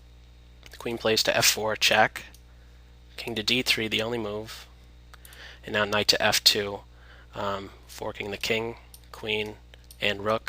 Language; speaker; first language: English; native; English